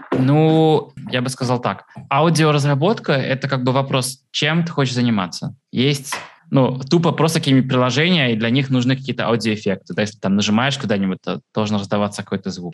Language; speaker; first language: Russian; early bilingual, heritage; Russian